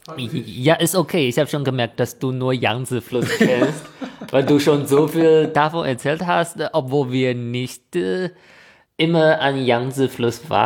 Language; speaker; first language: German; non-native, fluent; Chinese